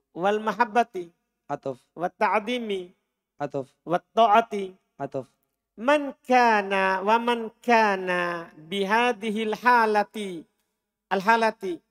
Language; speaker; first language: Arabic; non-native, fluent; Indonesian